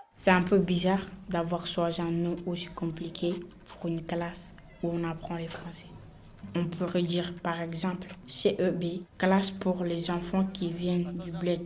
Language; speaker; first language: French; non-native, learner; Bambara